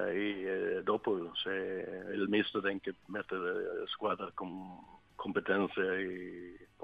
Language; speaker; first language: Italian; non-native, learner; Swedish